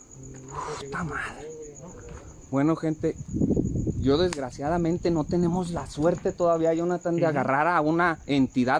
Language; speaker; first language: Spanish; native; Spanish